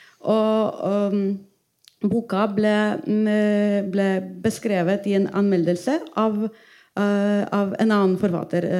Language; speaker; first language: Norwegian; non-native, fluent; Polish